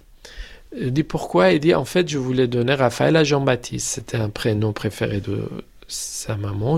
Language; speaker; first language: French; non-native, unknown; Persian